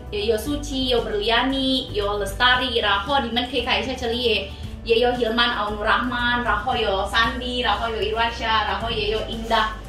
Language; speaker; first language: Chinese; non-native, learner; Indonesian